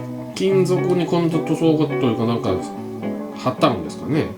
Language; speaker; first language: Japanese; native; Japanese